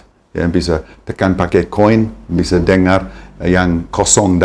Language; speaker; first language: Indonesian; non-native, fluent; English